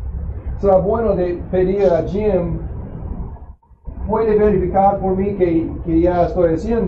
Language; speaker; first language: Spanish; non-native, fluent; English